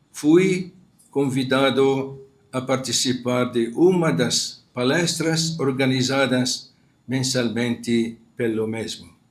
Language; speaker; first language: Portuguese; non-native, fluent; Arabic